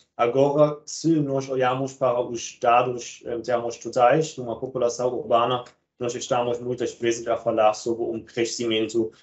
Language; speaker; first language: Portuguese; non-native, fluent; German